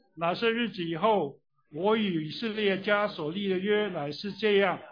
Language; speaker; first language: Chinese; native; Chinese